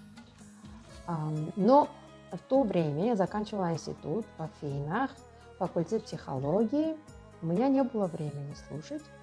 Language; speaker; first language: Russian; non-native, local second language; Georgian